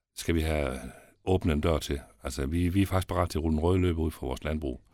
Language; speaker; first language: Danish; native; Danish